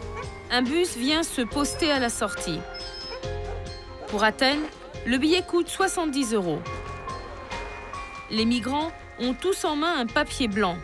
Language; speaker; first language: French; native; French